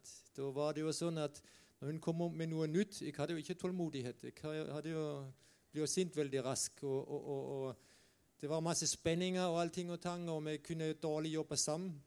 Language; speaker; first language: Norwegian; non-native, fluent; German